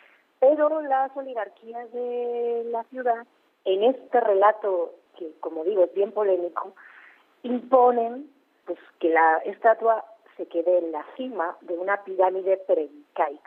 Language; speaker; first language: Spanish; native; Spanish